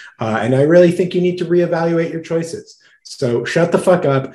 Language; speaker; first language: English; native; English